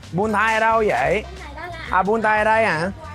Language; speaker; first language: Vietnamese; non-native, fluent; English